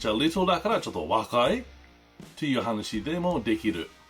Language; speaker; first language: Japanese; non-native, learner; English